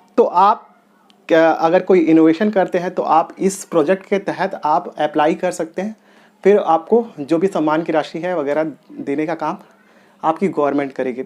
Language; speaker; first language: Hindi; non-native, local second language; Telugu